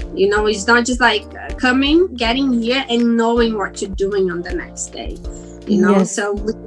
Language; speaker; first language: English; non-native, fluent; Portuguese